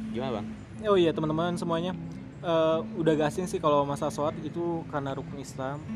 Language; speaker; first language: Indonesian; native; Indonesian